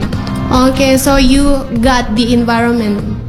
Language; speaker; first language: English; non-native, fluent; Indonesian